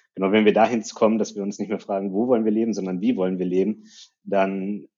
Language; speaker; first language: German; native; German